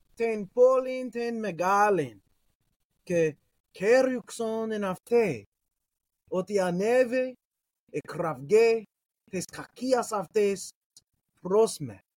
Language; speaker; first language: Greek; non-native, learner; English